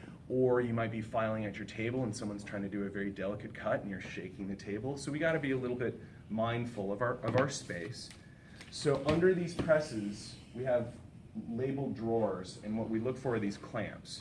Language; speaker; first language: English; native; English